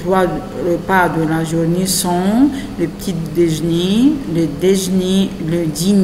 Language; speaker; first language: French; non-native, fluent; Arabic